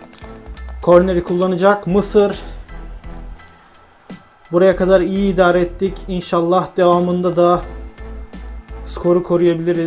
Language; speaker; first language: Turkish; native; Turkish